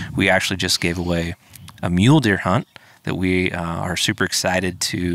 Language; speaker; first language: English; native; English